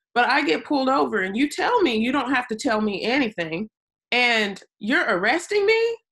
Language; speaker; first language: English; native; English